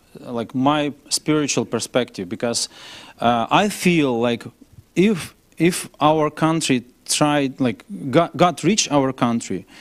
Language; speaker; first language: English; non-native, learner; Ukrainian